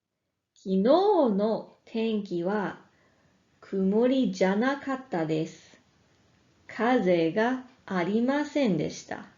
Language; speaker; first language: Japanese; non-native, fluent; English